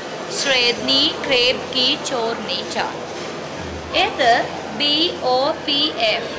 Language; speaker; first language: Russian; non-native, learner; Sinhala